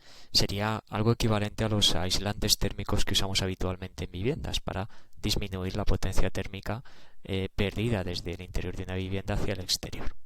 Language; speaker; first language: Spanish; native; Spanish